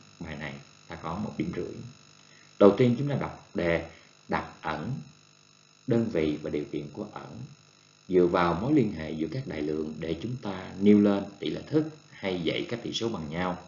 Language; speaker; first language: Vietnamese; native; Vietnamese